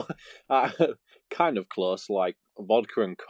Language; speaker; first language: English; native; English